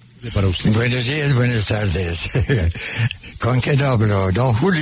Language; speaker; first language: Spanish; non-native, fluent; English